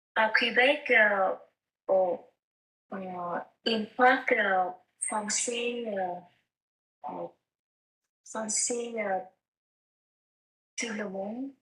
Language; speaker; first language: French; non-native, learner; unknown